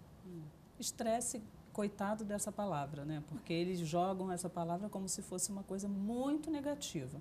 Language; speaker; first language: Portuguese; native; Portuguese